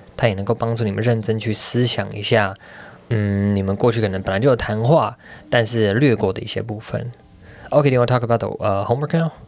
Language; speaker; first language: Chinese; native; Chinese